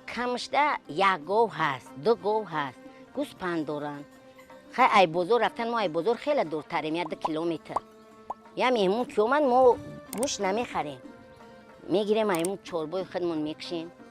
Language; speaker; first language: Tajik; native; Tajik